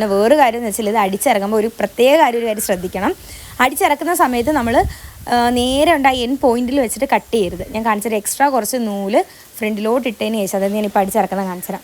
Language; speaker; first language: Malayalam; native; Malayalam